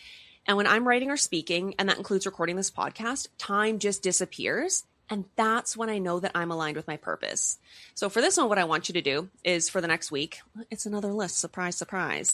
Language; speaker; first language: English; native; English